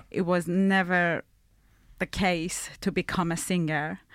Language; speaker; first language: English; non-native, fluent; Persian